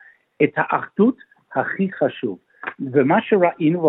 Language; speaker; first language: Hebrew; non-native, fluent; English